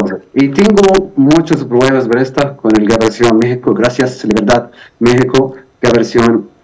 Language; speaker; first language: Spanish; non-native, learner; Arabic